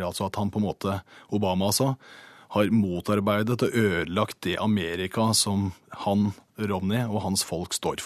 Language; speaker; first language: Norwegian; native; Norwegian